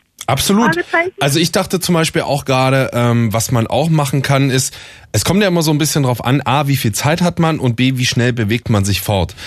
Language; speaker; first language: German; native; German